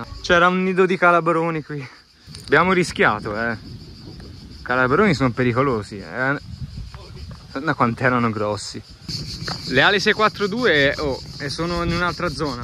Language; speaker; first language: Italian; native; Italian